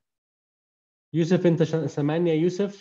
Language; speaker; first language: Arabic; native; Arabic